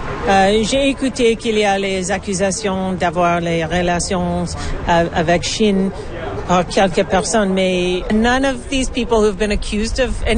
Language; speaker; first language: French; non-native, local second language; English